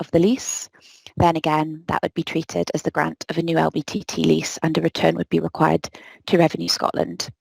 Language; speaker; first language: English; native; English